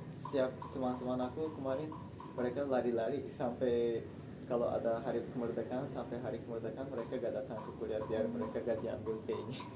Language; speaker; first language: Indonesian; non-native, learner; Tajik